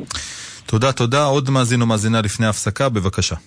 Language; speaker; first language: Hebrew; native; Hebrew